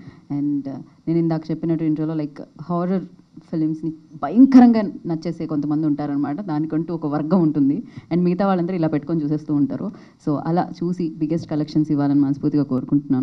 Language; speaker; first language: Telugu; native; Telugu